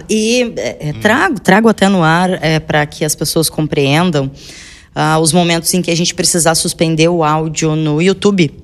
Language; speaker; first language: Portuguese; native; Portuguese